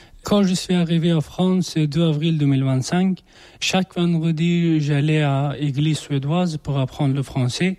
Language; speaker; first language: French; non-native, learner; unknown